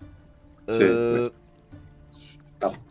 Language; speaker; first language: French; non-native, learner; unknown